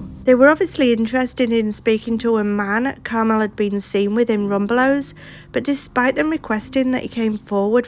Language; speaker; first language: English; native; English